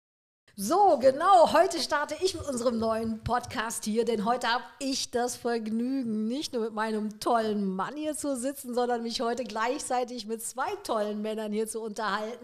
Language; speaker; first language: German; native; German